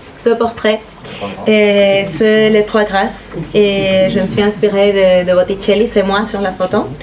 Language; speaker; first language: French; non-native, fluent; Spanish